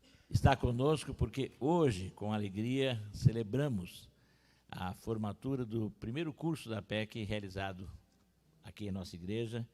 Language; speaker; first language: Portuguese; native; Portuguese